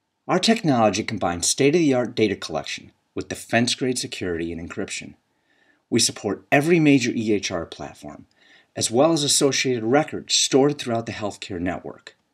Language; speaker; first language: English; native; English